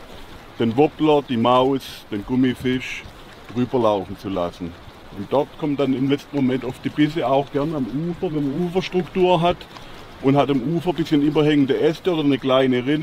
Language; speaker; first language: German; native; German